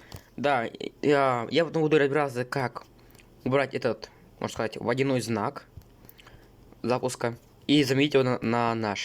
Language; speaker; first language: Russian; native; Russian